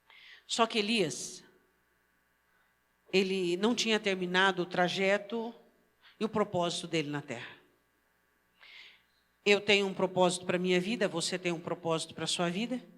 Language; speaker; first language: Portuguese; native; Portuguese